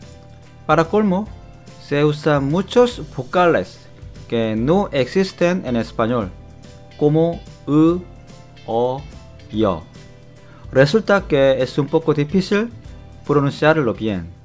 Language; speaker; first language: Spanish; non-native, fluent; Korean